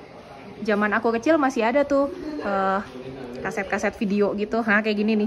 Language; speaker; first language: Indonesian; native; Indonesian